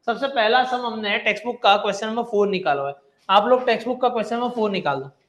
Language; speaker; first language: Hindi; non-native, local second language; Gujarati